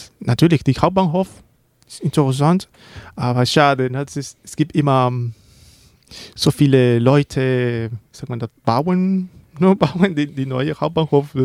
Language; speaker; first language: German; non-native, learner; Spanish